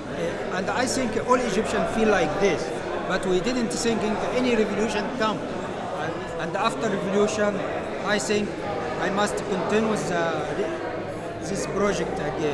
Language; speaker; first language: English; non-native, learner; Arabic